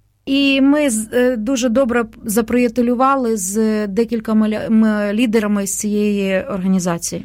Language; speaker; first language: Ukrainian; native; Ukrainian